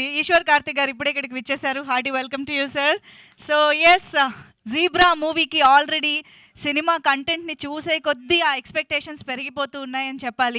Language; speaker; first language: Telugu; native; Telugu